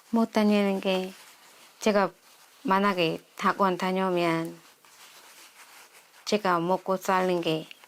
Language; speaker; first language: Korean; non-native, learner; Khmer